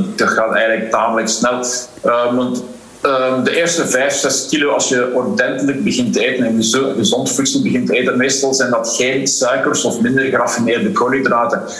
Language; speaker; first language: Dutch; native; Dutch